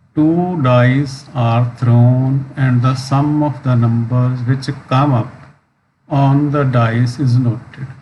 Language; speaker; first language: English; non-native, local second language; Punjabi